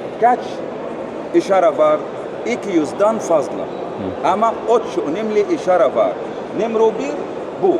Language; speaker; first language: Turkish; non-native, learner; Arabic